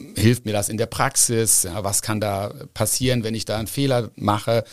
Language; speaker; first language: German; native; German